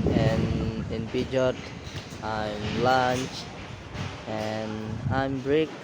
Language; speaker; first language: English; non-native, learner; Indonesian